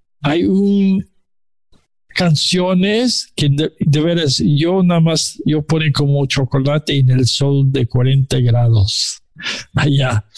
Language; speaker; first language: Spanish; non-native, learner; English